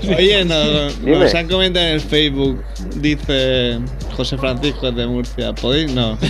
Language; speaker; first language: Spanish; native; Spanish